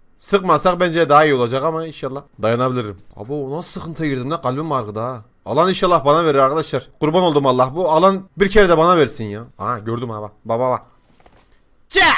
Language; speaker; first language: Turkish; native; Turkish